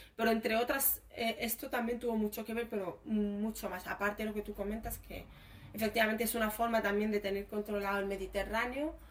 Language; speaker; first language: Spanish; early bilingual, other home language; Arabic